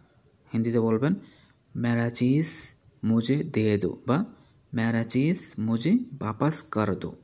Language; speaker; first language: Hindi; non-native, learner; Bangla